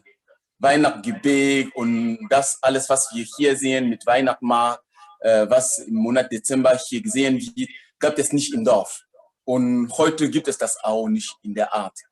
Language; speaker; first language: German; non-native, fluent; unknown